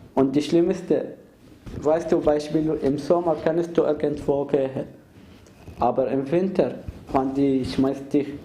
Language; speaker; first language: German; non-native, fluent; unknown